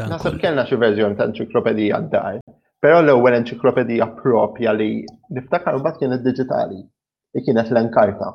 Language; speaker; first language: Maltese; early bilingual, heritage; Maltese